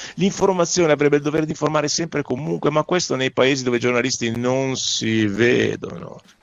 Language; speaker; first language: Italian; native; Italian